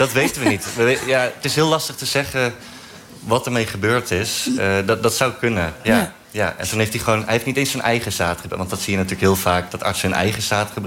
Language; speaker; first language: Dutch; native; Dutch